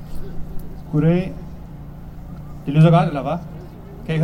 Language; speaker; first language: Danish; non-native, learner; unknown